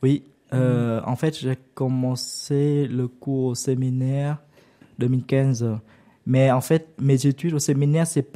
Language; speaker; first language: French; non-native, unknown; Vietnamese